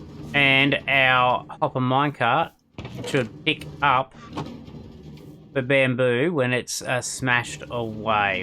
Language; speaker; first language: English; native; English